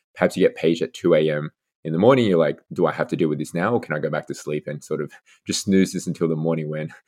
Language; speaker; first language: English; native; English